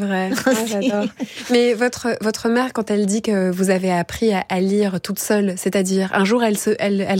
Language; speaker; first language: French; native; French